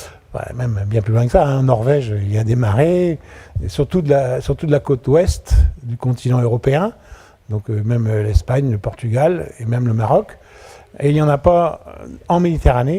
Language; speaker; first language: French; native; French